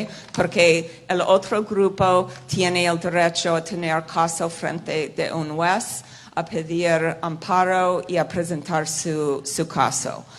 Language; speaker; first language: Spanish; non-native, fluent; English